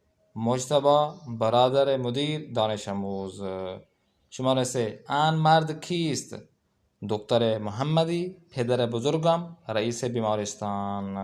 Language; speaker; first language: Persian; non-native, learner; Urdu